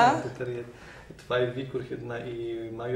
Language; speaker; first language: Icelandic; non-native, learner; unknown